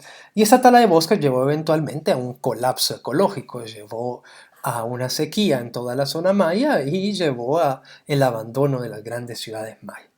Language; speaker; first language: Spanish; native; Spanish